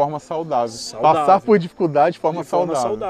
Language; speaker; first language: Portuguese; native; Portuguese